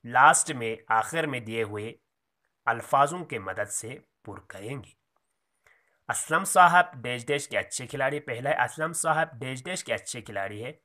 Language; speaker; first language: Urdu; non-native, local second language; Kashmiri